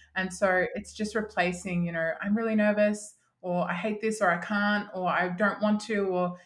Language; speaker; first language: English; native; English